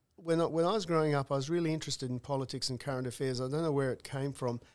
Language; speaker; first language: English; native; English